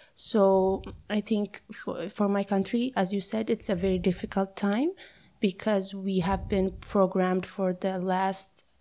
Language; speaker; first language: English; non-native, fluent; Amharic